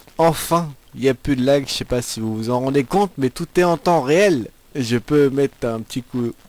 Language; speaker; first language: French; native; French